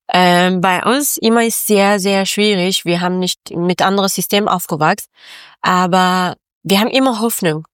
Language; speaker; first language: German; non-native, learner; Persian